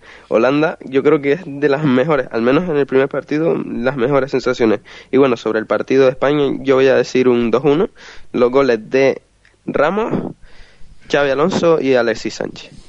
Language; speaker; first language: Spanish; native; Spanish